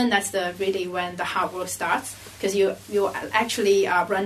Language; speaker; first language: English; non-native, local second language; Cantonese